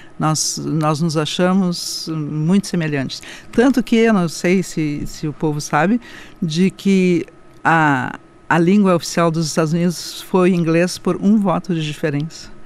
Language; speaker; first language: Portuguese; non-native, local second language; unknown